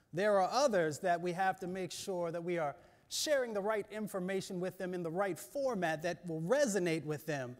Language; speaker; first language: English; native; English